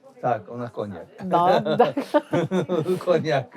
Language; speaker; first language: Polish; non-native, learner; Hebrew